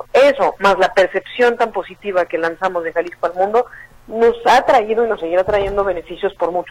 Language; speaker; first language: Spanish; native; Spanish